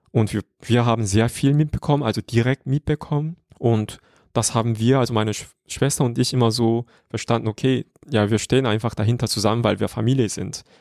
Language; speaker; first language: German; non-native, fluent; Korean